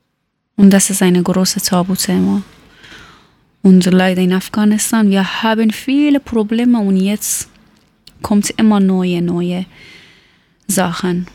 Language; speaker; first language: German; non-native, learner; Persian